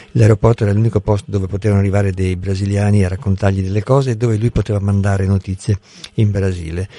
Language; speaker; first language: Italian; non-native, fluent; Portuguese